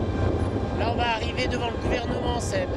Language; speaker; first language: French; native; French